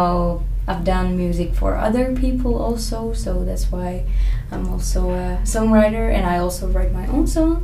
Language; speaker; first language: English; non-native, fluent; Finnish